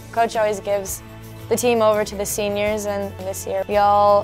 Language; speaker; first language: English; native; English